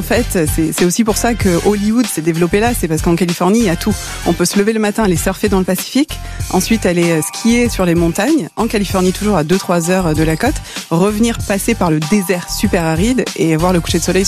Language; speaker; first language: French; native; French